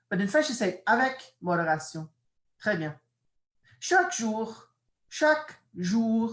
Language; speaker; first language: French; non-native, fluent; English